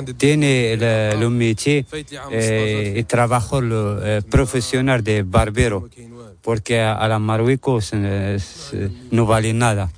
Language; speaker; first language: Spanish; non-native, learner; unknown